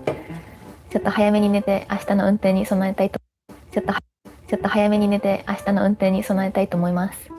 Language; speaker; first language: Japanese; native; Japanese